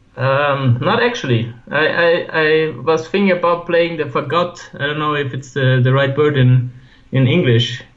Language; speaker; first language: English; non-native, fluent; German